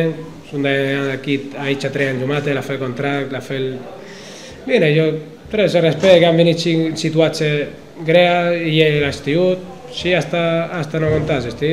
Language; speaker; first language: Romanian; non-native, fluent; Arabic